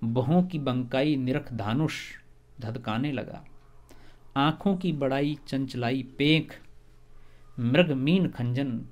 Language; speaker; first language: Hindi; native; Hindi